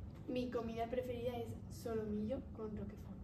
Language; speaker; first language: Spanish; native; Spanish